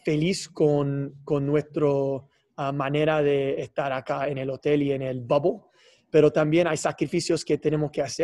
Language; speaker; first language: Spanish; non-native, fluent; English